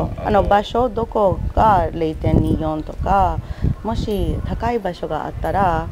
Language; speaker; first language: Japanese; non-native, learner; English